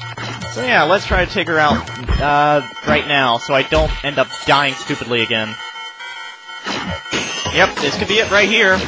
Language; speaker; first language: English; native; English